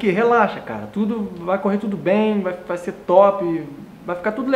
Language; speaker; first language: Portuguese; native; Portuguese